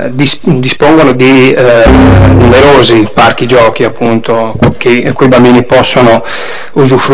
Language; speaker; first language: Italian; native; Italian